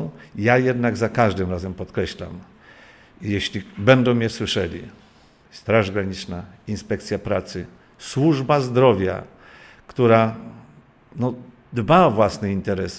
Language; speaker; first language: Polish; non-native, fluent; Ukrainian